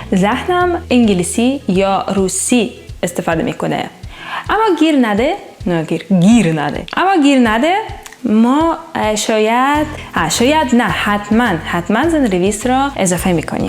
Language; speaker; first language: Persian; non-native, learner; Russian